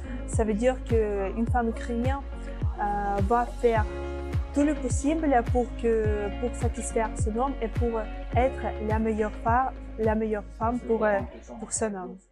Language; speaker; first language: French; non-native, fluent; Russian